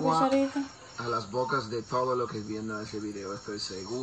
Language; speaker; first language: Spanish; non-native, fluent; English